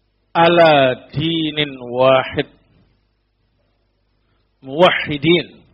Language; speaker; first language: Arabic; non-native, fluent; Indonesian